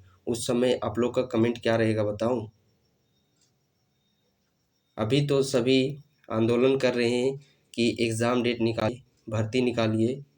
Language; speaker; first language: Hindi; native; Hindi